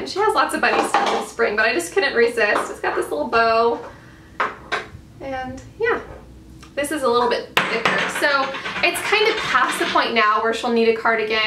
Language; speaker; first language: English; native; English